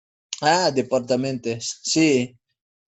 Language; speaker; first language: Spanish; non-native, learner; English